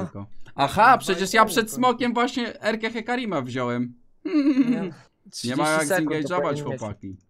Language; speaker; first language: Polish; native; Polish